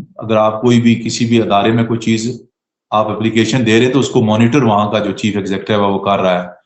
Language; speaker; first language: Urdu; non-native, local second language; Pahari-Potwari